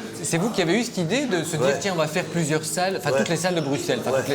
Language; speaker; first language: French; native; French